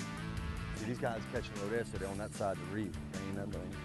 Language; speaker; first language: English; native; English